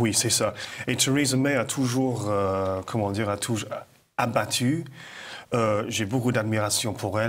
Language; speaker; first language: French; non-native, fluent; English